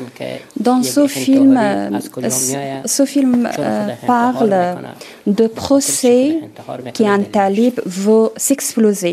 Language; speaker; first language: French; non-native, learner; Persian